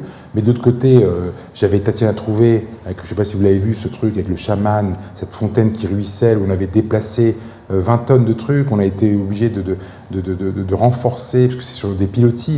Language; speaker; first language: French; native; French